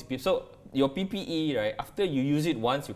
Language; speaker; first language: English; non-native, local second language; Malay